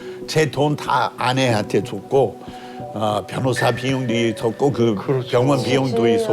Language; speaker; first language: Korean; non-native, fluent; English